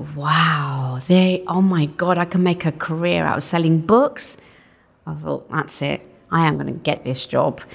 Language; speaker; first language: English; non-native, local second language; Punjabi